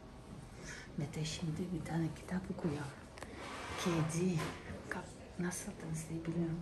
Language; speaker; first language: Turkish; non-native, learner; Russian